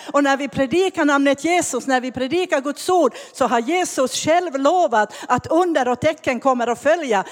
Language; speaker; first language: Swedish; native; Swedish